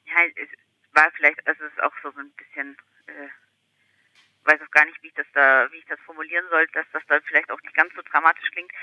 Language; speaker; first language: German; native; German